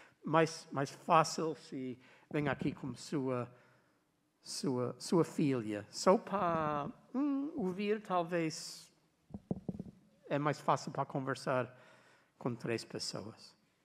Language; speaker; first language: Portuguese; non-native, learner; English